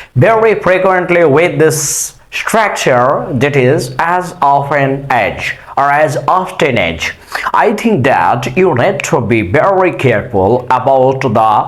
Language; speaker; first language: English; non-native, local second language; Bangla